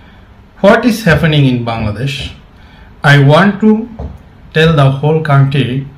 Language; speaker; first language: English; non-native, learner; Bangla